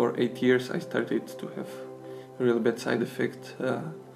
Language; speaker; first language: English; non-native, fluent; Slovak